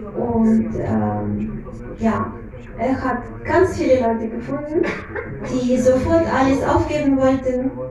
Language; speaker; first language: German; non-native, fluent; Russian